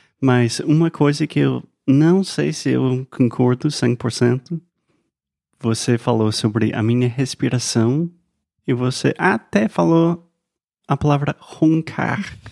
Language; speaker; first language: Portuguese; non-native, fluent; English